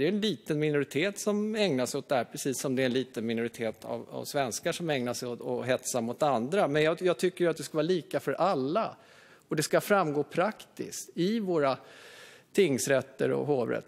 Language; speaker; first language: Swedish; native; Swedish